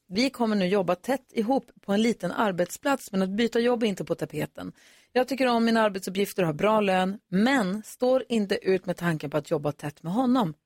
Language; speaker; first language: Swedish; native; Swedish